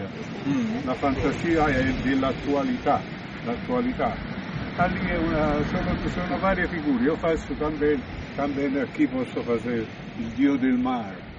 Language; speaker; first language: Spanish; non-native, learner; Italian